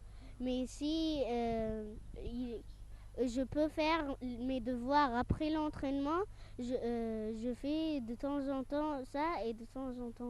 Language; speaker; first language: French; non-native, fluent; Arabic